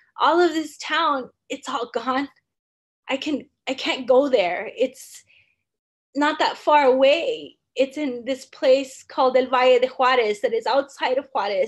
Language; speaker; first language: English; early bilingual, other home language; Spanish